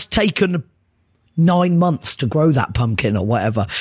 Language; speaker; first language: English; native; English